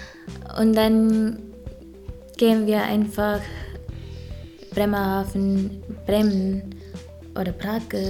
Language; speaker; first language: German; non-native, learner; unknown